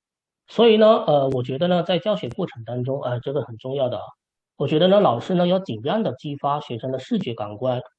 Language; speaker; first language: Chinese; native; Chinese